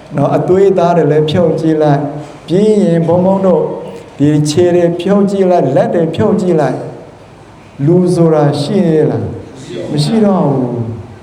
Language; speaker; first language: Burmese; non-native, local second language; Shan